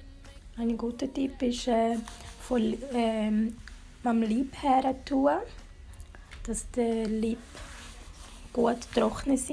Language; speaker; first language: German; non-native, learner; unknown